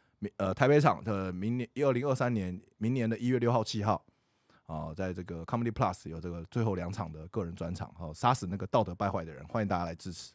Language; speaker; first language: Chinese; native; Chinese